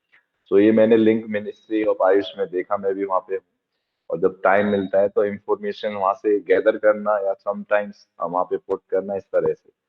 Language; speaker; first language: Hindi; native; Hindi